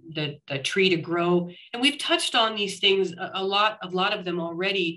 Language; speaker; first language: English; native; English